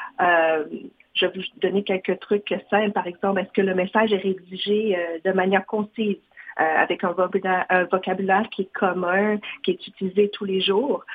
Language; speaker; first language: French; non-native, fluent; Vietnamese